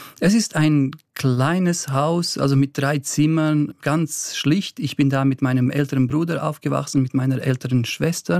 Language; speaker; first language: German; early bilingual, other home language; Bosnian